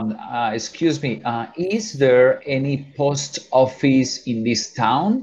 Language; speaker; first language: English; non-native, fluent; Spanish